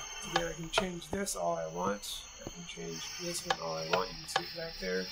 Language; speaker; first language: English; native; English